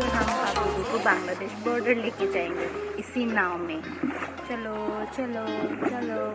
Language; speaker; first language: Hindi; non-native, local second language; Karbi